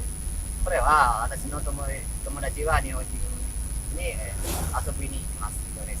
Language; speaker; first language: Japanese; non-native, learner; Indonesian